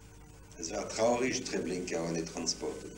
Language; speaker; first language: German; non-native, fluent; French